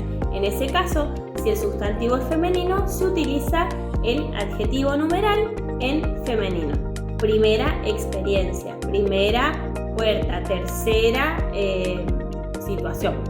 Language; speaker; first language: Spanish; native; Spanish